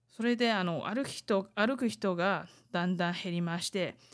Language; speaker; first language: Japanese; non-native, fluent; Chinese